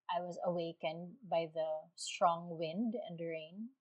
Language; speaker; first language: English; non-native, local second language; Waray